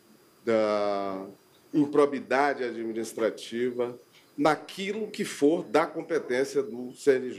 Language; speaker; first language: Portuguese; native; Portuguese